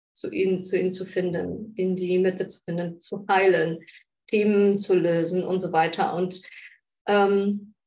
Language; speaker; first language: German; non-native, fluent; Polish